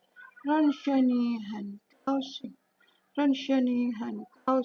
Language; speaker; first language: Chinese; non-native, learner; Indonesian